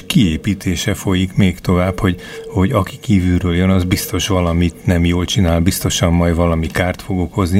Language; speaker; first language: Hungarian; native; Hungarian